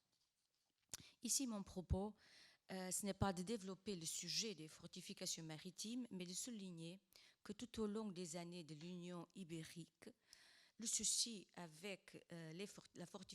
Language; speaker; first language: French; non-native, fluent; Portuguese